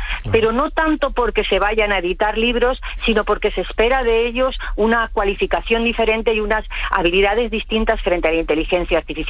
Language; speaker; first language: Spanish; native; Spanish